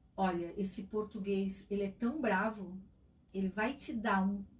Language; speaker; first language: Portuguese; native; Portuguese